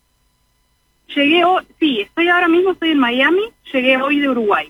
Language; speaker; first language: Spanish; native; Spanish